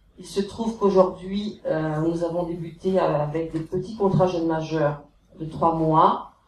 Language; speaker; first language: French; native; French